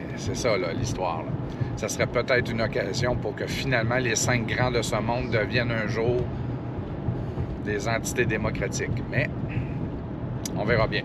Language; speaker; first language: French; native; French